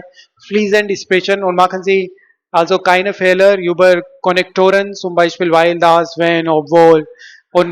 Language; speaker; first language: German; non-native, learner; Hindi